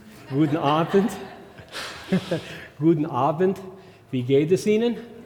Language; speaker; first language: German; early bilingual, heritage; German